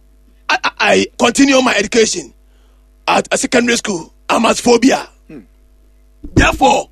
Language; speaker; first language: English; non-native, local second language; Akan